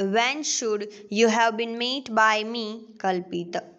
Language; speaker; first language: English; non-native, local second language; Gujarati